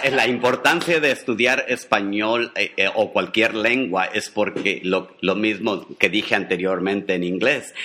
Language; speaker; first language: English; non-native, fluent; Spanish